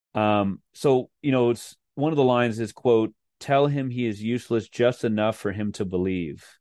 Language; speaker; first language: English; native; English